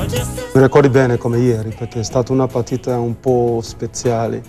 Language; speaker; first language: Italian; non-native, fluent; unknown